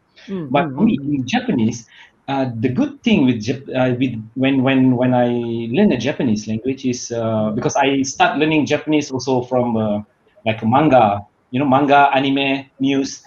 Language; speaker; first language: English; non-native, learner; Malay